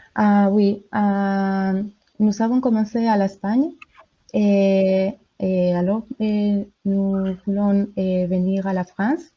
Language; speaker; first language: French; non-native, learner; Spanish